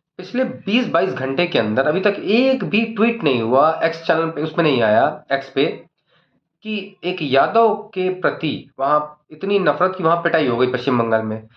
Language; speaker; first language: Hindi; native; Hindi